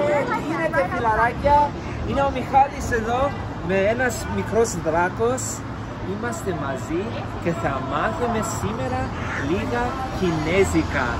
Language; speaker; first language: Greek; early bilingual, heritage; English